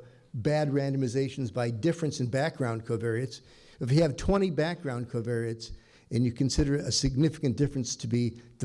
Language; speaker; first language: English; native; English